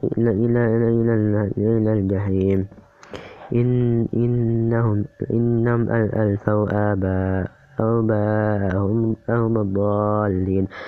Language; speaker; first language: Arabic; non-native, learner; Indonesian